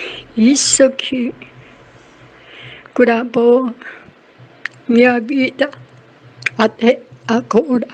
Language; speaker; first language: Portuguese; non-native, learner; Japanese